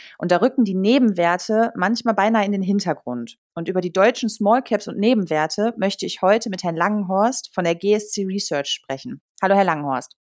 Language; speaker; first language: German; native; German